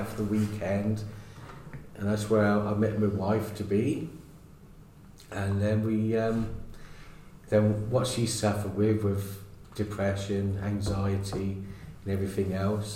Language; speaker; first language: English; native; English